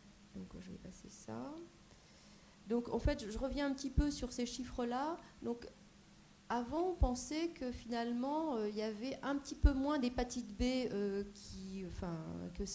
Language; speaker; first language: French; native; French